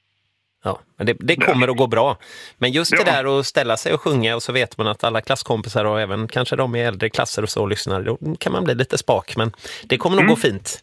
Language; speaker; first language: Swedish; native; Swedish